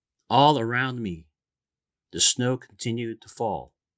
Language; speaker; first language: English; non-native, fluent; Korean